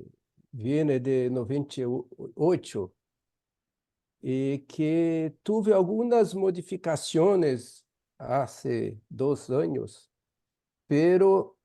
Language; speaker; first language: Spanish; non-native, fluent; Portuguese